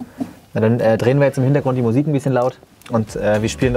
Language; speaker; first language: German; native; German